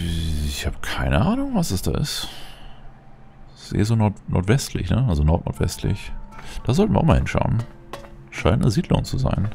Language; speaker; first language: German; native; German